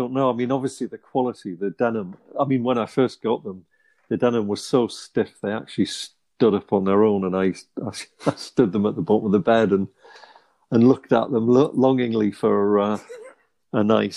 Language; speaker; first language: English; native; English